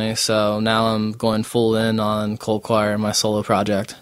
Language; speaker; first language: English; native; English